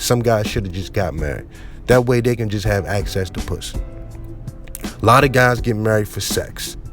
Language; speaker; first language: English; native; English